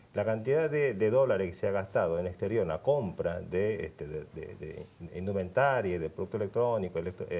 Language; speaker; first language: Spanish; non-native, fluent; Korean